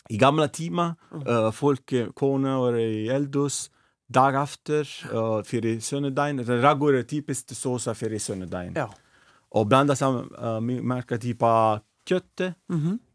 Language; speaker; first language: Icelandic; non-native, learner; Italian